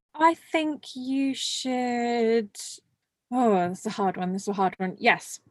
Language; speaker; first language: English; early bilingual, other home language; Morisyen